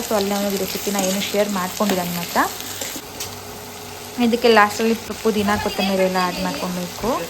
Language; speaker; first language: Kannada; native; Kannada